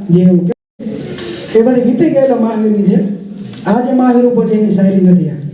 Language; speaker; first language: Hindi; non-native, local second language; Gujarati